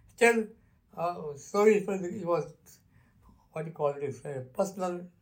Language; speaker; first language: English; non-native, local second language; Luo (Kenya and Tanzania)